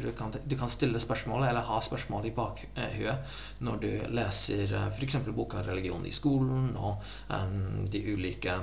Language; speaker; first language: Norwegian; non-native, fluent; English